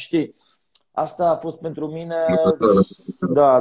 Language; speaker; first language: Romanian; non-native, learner; Polish